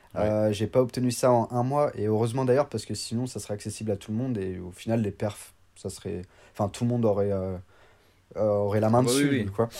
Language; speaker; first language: French; native; French